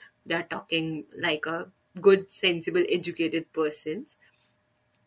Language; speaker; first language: English; non-native, local second language; Hindi